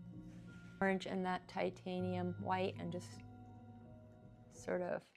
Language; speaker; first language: English; native; English